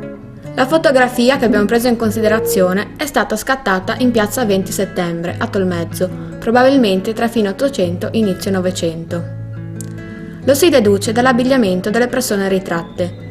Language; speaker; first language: Italian; native; Italian